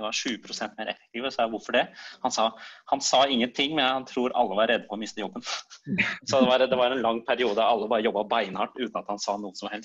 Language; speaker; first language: Norwegian; native; Norwegian